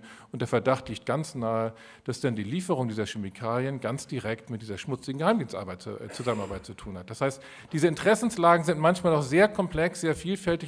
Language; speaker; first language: German; native; German